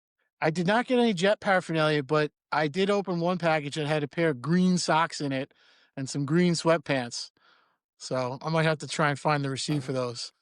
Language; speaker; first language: English; native; English